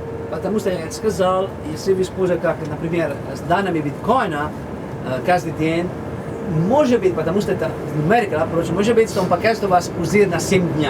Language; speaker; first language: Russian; non-native, fluent; Italian